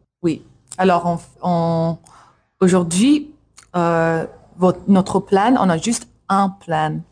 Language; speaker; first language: French; non-native, learner; English